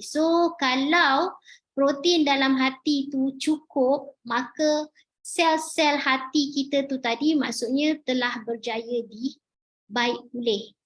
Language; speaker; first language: Malay; native; Malay